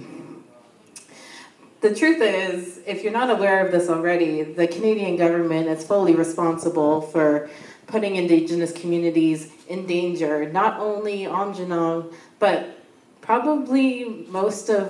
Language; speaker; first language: English; native; English